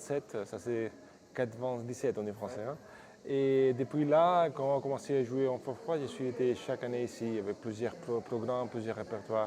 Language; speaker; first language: French; non-native, fluent; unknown